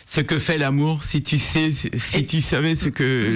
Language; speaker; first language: French; native; French